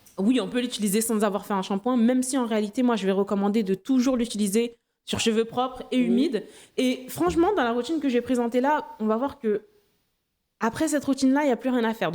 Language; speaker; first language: French; non-native, local second language; Haitian Creole